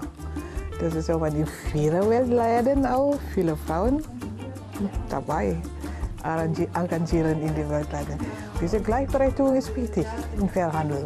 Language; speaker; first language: German; non-native, learner; Indonesian